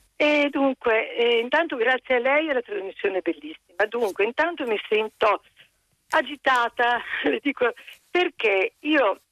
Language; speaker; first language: Italian; native; Italian